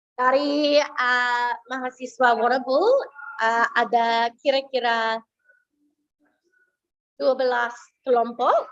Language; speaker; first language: Indonesian; non-native, fluent; English